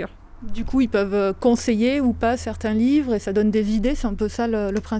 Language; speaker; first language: French; native; French